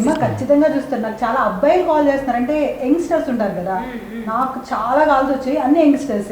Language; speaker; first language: Telugu; native; Telugu